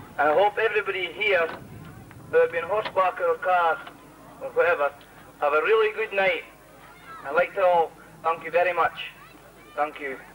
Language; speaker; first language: English; native; English